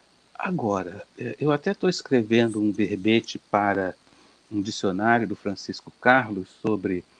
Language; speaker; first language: Portuguese; native; Portuguese